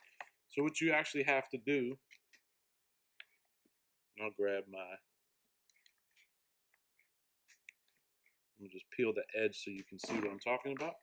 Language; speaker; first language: English; native; English